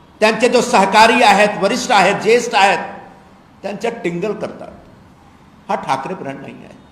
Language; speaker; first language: Marathi; non-native, local second language; Hindi